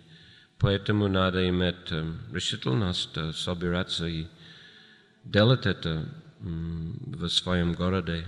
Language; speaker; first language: Russian; non-native, fluent; English